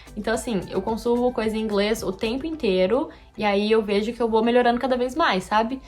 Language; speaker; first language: Portuguese; native; Portuguese